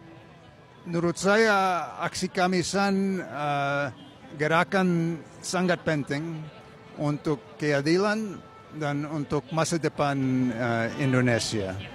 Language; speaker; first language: Indonesian; non-native, fluent; English